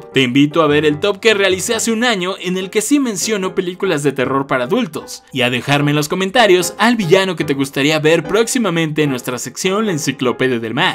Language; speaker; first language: Spanish; native; Spanish